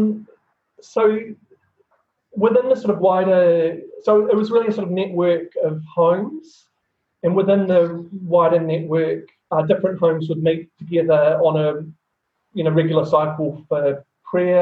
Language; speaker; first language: English; native; English